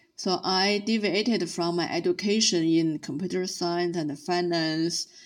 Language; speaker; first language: English; non-native, fluent; Chinese